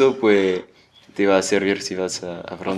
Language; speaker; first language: Spanish; non-native, fluent; French